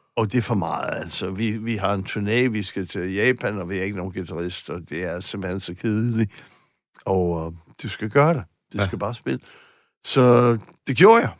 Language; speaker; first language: Danish; non-native, fluent; English